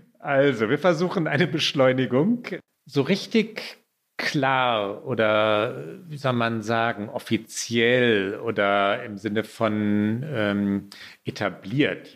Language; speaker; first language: German; native; German